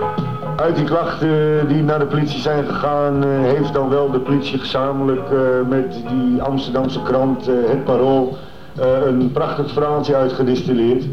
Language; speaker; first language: Dutch; native; Dutch